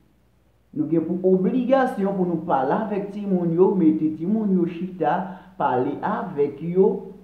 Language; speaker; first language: French; non-native, local second language; Haitian Creole